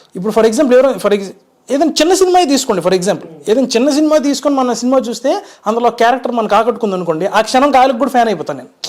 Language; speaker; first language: Telugu; native; Telugu